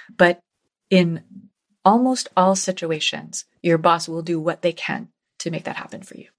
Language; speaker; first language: English; native; English